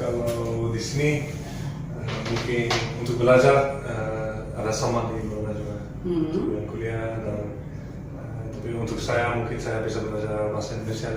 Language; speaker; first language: Indonesian; non-native, learner; Dutch